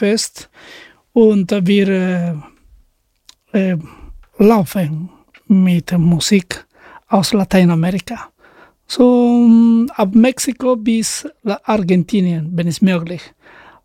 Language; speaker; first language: German; non-native, learner; Spanish